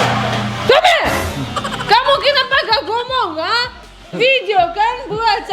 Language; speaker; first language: Indonesian; non-native, learner; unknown